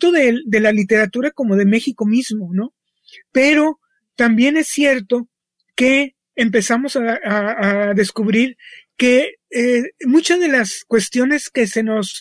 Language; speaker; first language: Spanish; native; Spanish